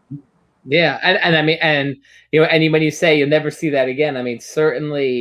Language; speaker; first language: English; native; English